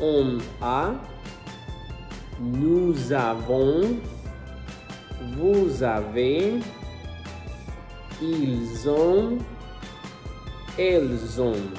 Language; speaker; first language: French; non-native, fluent; Spanish